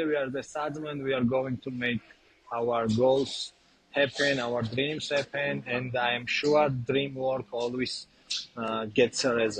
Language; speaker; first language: English; non-native, learner; Georgian